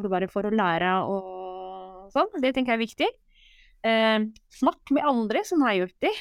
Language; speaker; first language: Norwegian; non-native, fluent; Arabic